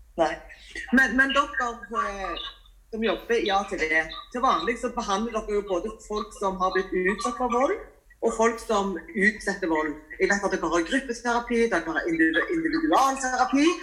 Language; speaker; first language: Norwegian; native; Norwegian